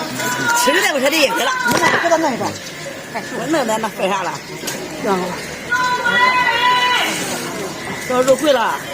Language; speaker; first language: Chinese; native; Chinese